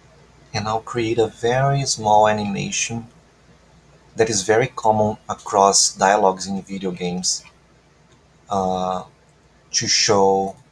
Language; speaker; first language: English; non-native, fluent; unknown